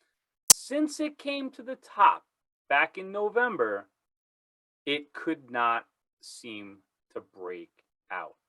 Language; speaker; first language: English; native; English